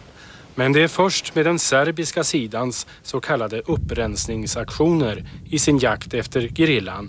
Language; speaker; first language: Swedish; native; Swedish